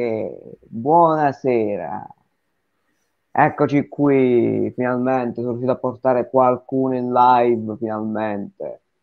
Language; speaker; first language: Italian; native; Italian